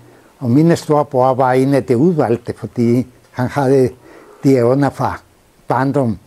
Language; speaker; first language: Danish; non-native, fluent; Spanish